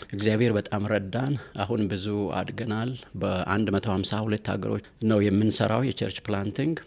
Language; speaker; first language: Amharic; non-native, local second language; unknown